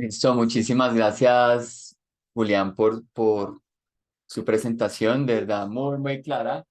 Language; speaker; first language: Spanish; native; Spanish